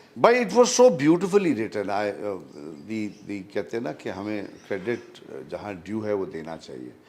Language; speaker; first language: Urdu; native; Urdu